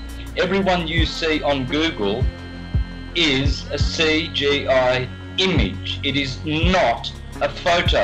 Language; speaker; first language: English; native; English